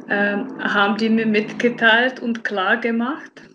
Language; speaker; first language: German; non-native, fluent; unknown